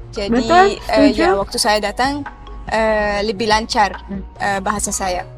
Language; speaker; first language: Indonesian; non-native, fluent; Arabic